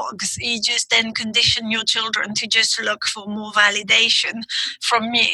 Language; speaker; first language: English; non-native, fluent; French